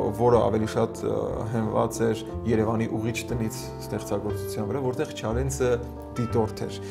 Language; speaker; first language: Armenian; native; Armenian